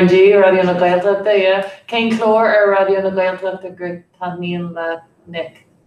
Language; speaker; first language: Irish; non-native, fluent; English